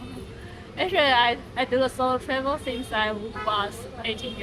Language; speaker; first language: English; non-native, learner; Chinese